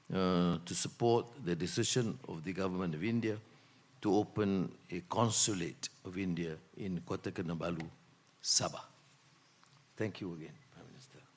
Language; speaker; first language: English; non-native, local second language; Malay